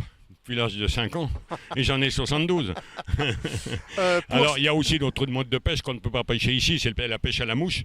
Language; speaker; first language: French; native; French